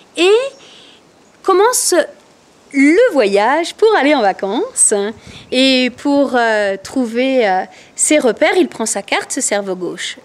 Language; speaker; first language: French; native; French